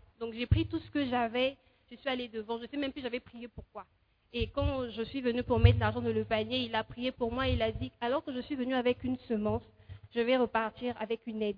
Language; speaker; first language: French; non-native, fluent; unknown